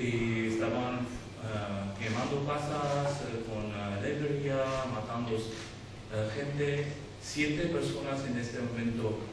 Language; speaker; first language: Spanish; non-native, learner; Urdu